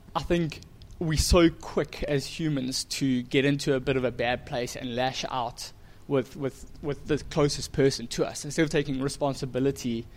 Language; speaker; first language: English; native; English